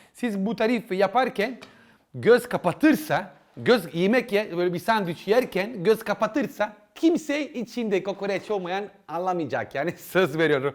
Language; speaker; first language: Turkish; non-native, learner; Italian